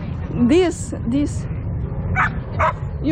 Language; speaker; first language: English; non-native, learner; Portuguese